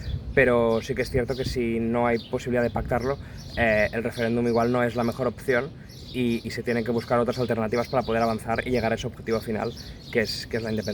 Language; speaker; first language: Spanish; non-native, local second language; Catalan